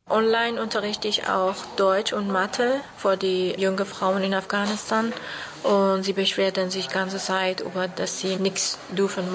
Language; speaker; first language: German; non-native, fluent; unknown